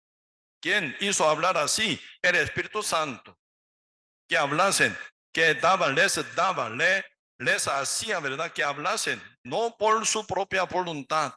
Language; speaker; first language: Spanish; non-native, learner; Korean